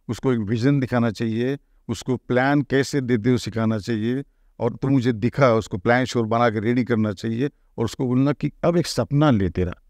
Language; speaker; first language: Hindi; non-native, local second language; Marathi